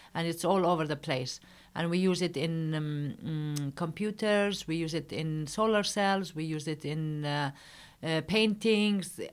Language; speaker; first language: English; non-native, fluent; Arabic